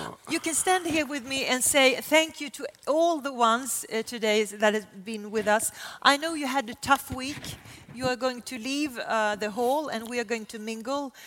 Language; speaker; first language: English; non-native, fluent; Swedish